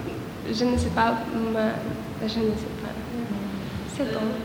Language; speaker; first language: French; non-native, learner; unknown